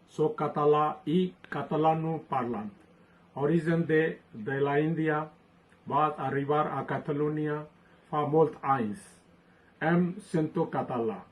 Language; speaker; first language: Catalan; non-native, fluent; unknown